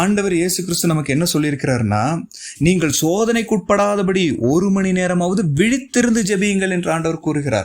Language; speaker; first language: Tamil; native; Tamil